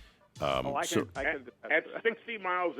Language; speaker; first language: English; native; English